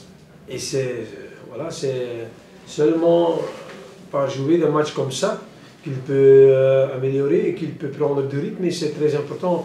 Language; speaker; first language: French; non-native, local second language; Dutch